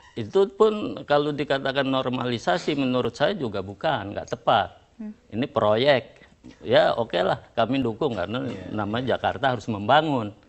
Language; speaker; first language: Indonesian; native; Indonesian